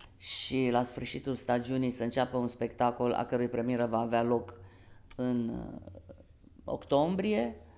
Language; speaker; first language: Romanian; native; Romanian